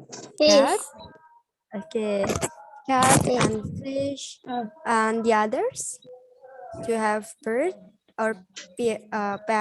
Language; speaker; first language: English; non-native, learner; Indonesian